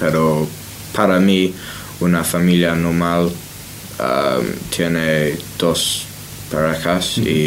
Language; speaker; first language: Spanish; non-native, learner; English